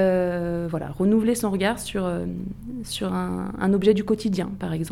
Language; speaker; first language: French; native; French